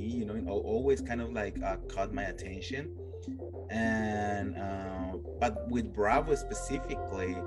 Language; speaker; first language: English; non-native, fluent; Spanish